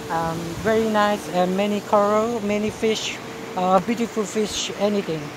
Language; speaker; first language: English; non-native, learner; Thai